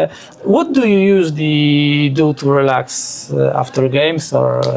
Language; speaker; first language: English; non-native, learner; Polish